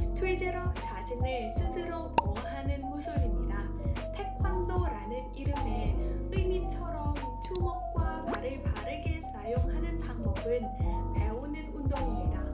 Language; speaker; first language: Korean; non-native, learner; Thai